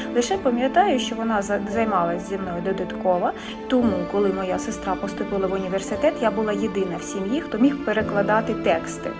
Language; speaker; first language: Ukrainian; non-native, local second language; Russian